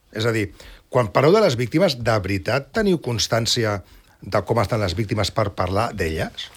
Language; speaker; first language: Catalan; non-native, local second language; Spanish